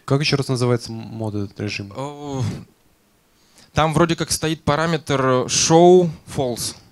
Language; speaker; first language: Russian; native; Russian